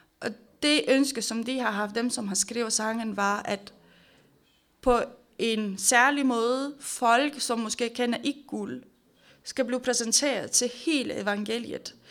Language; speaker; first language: Danish; non-native, fluent; Romanian